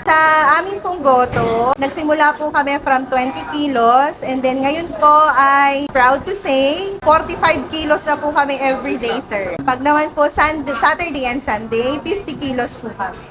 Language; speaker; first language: Filipino; native; Filipino